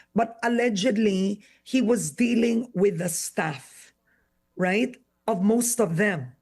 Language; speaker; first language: English; non-native, local second language; Filipino